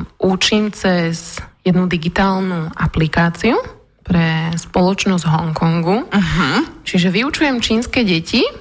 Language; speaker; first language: Slovak; early bilingual, other home language; Russian